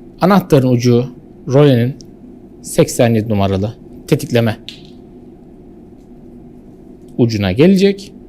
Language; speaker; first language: Turkish; native; Turkish